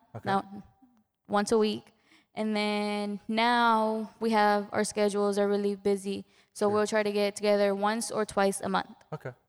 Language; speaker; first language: English; early bilingual, other home language; Spanish